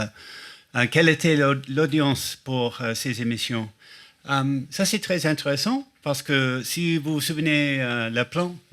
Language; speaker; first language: French; non-native, fluent; English